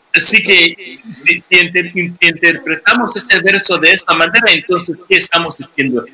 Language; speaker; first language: Spanish; native; Spanish